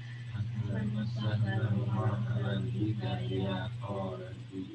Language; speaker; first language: Arabic; non-native, learner; English